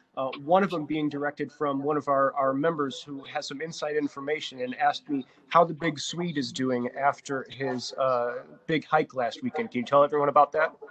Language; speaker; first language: English; native; English